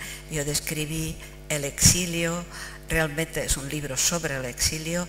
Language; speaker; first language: Spanish; non-native, fluent; Czech